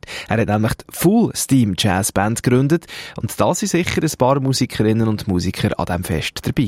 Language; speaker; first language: German; native; German